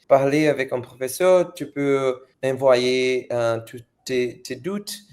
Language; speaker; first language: French; non-native, fluent; Portuguese